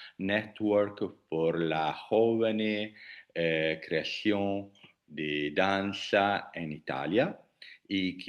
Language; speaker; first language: Spanish; non-native, learner; Italian